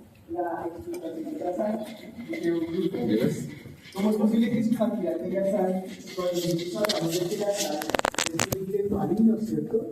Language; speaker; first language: Spanish; native; Spanish